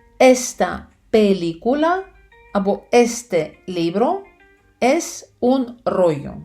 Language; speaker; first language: Spanish; non-native, fluent; Ukrainian